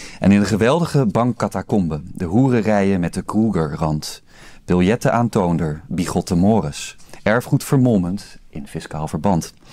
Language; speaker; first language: Dutch; native; Dutch